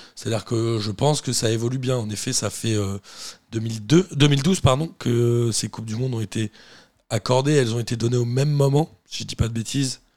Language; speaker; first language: French; native; French